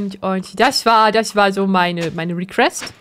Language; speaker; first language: German; native; German